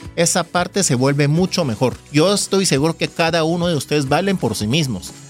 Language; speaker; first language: Spanish; non-native, fluent; Korean